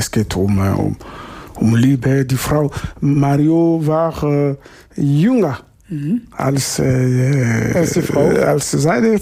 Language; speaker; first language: German; non-native, learner; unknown